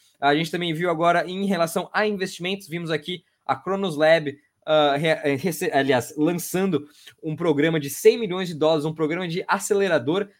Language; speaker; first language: Portuguese; native; Portuguese